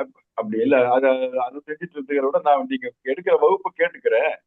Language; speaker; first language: Tamil; native; Tamil